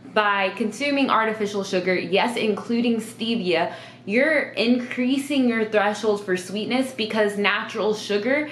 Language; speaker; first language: English; native; English